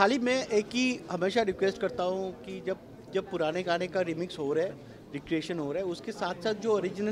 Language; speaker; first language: Hindi; non-native, local second language; Bangla